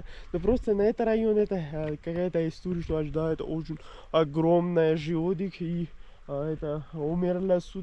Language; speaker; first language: Russian; non-native, learner; Persian